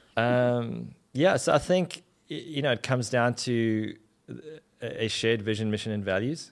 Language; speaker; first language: English; native; English